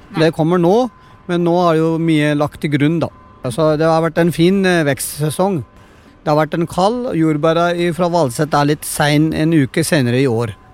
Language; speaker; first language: Norwegian; non-native, fluent; Punjabi